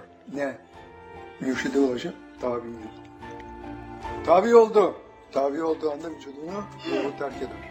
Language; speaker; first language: Turkish; native; Turkish